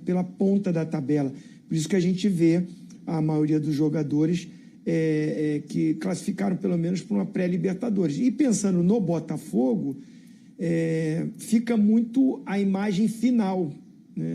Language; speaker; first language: Portuguese; native; Portuguese